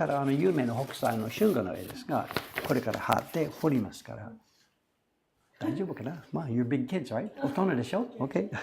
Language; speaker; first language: Japanese; non-native, fluent; English